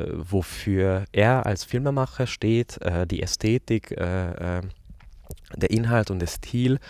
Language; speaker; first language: German; non-native, fluent; Hungarian